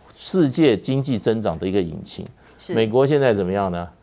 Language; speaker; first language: Chinese; native; Chinese